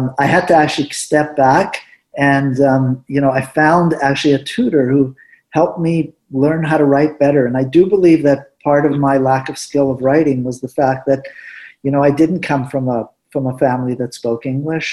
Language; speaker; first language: English; early bilingual, other home language; Spanish